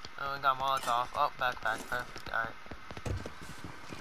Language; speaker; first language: English; native; English